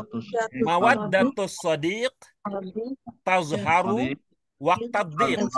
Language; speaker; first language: Arabic; non-native, learner; Indonesian